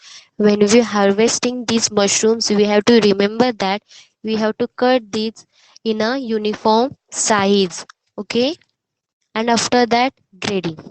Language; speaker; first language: English; non-native, local second language; Hindi